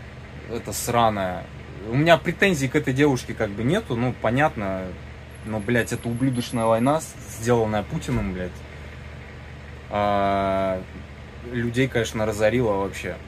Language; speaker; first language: Russian; native; Russian